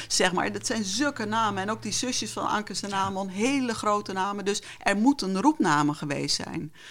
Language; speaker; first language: Dutch; non-native, local second language; Western Frisian